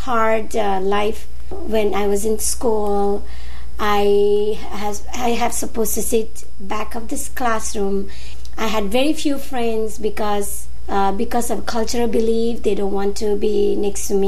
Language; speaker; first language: English; non-native, local second language; Nepali